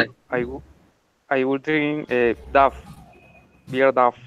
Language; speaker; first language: English; non-native, learner; Spanish